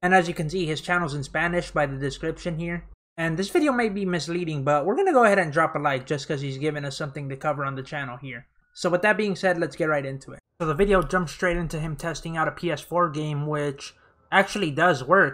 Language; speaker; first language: English; early bilingual, other home language; Spanish